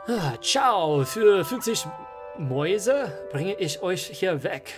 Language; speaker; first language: German; non-native, learner; English